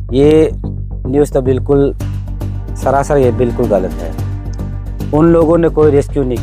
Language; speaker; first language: Hindi; non-native, local second language; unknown